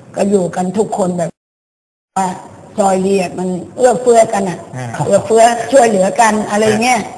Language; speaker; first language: Thai; early bilingual, other home language; Chinese